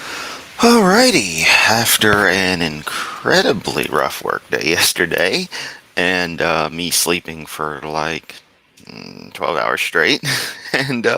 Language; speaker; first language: English; native; English